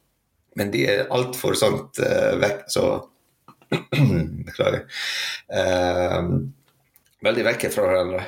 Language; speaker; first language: Norwegian; non-native, fluent; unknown